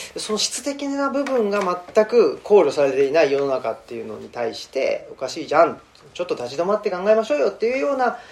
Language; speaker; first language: Japanese; native; Japanese